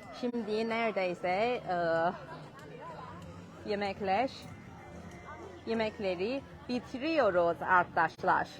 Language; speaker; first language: Turkish; non-native, learner; Chinese